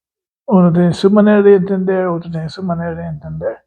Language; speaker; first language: Spanish; non-native, fluent; English